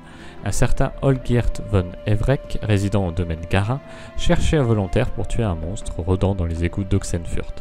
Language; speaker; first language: French; native; French